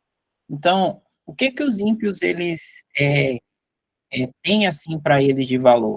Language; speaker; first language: Portuguese; native; Portuguese